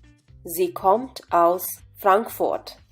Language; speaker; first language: German; non-native, fluent; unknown